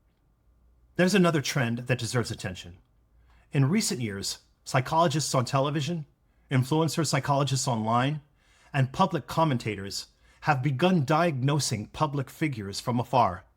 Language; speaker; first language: English; native; English